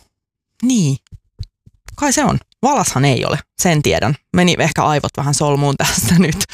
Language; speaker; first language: Finnish; native; Finnish